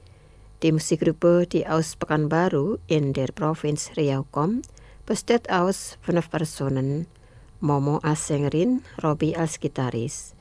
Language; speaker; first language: German; non-native, fluent; Indonesian